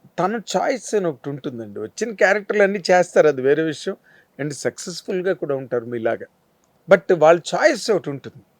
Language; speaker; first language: Telugu; native; Telugu